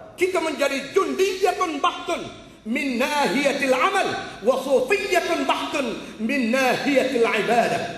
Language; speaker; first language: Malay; native; Malay